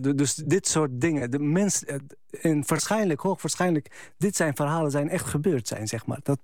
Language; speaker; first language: Dutch; non-native, fluent; Arabic